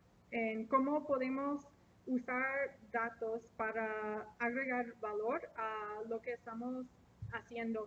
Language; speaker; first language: Spanish; non-native, fluent; English